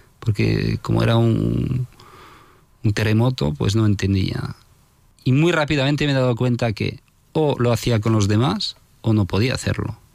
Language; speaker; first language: Spanish; non-native, fluent; French